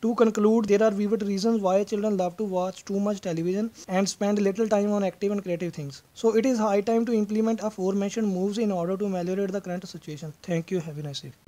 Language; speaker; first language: English; non-native, local second language; Punjabi